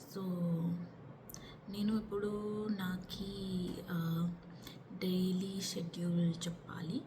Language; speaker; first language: Telugu; non-native, learner; Marathi